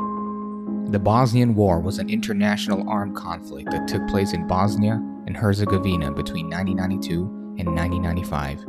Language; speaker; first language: English; non-native, local second language; Filipino